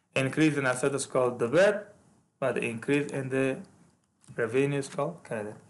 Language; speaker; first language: English; non-native, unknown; Persian